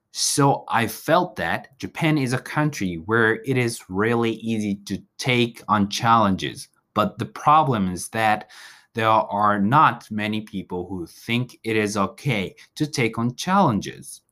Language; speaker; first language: English; non-native, fluent; Japanese